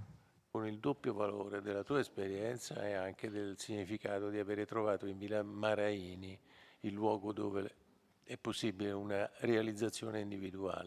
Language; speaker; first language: Italian; native; Italian